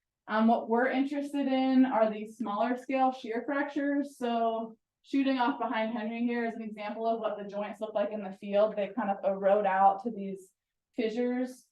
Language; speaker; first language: English; native; English